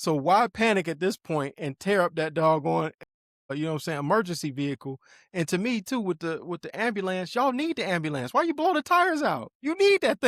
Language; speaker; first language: English; native; English